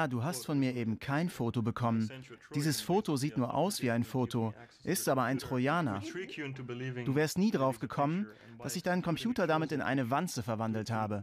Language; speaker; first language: German; native; German